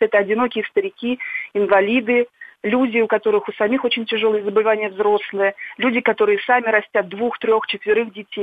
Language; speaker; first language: Russian; native; Russian